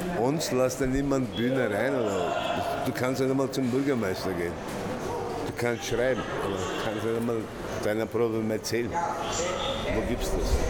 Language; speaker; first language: German; native; German